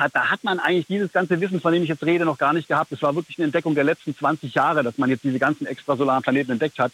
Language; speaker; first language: German; native; German